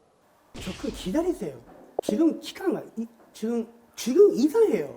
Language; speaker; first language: Korean; non-native, learner; Japanese